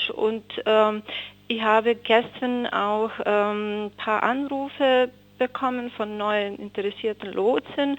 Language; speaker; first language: German; non-native, fluent; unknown